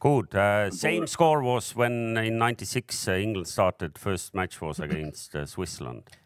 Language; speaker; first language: English; non-native, fluent; Estonian